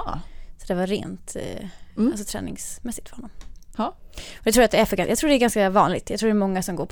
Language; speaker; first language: Swedish; native; Swedish